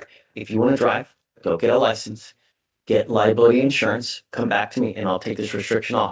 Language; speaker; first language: English; native; English